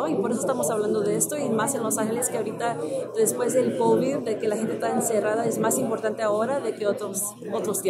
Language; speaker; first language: Spanish; early bilingual, heritage; Spanish